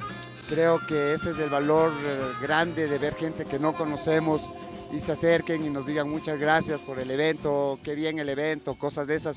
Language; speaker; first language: Spanish; native; Spanish